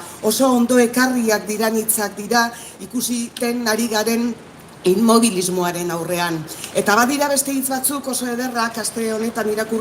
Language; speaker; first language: Basque; native; Basque